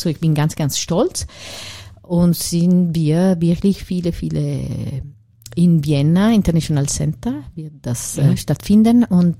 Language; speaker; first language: German; non-native, learner; Italian